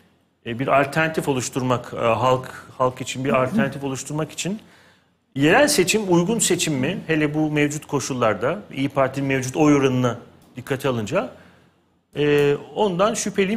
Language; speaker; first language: Turkish; native; Turkish